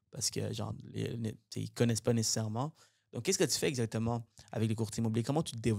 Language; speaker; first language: French; native; French